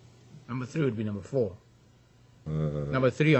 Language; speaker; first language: English; native; English